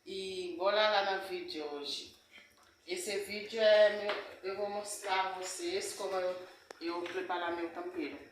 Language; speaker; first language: Portuguese; non-native, learner; Haitian Creole